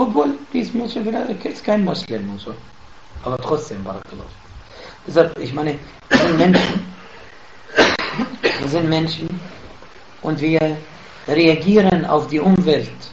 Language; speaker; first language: German; non-native, fluent; Arabic